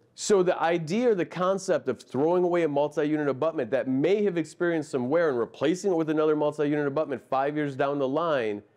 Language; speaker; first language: English; native; English